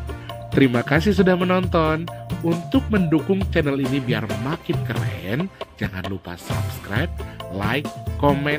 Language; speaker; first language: Indonesian; non-native, local second language; Javanese